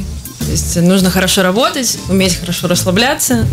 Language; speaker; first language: Russian; native; Russian